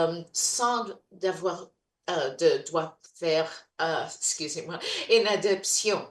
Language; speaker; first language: French; non-native, fluent; English